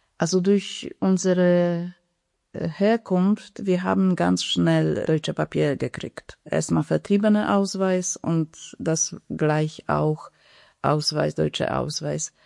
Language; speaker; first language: German; non-native, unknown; Polish